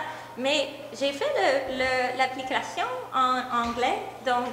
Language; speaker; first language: French; non-native, local second language; English